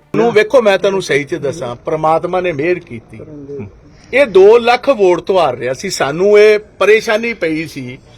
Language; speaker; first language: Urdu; non-native, local second language; Punjabi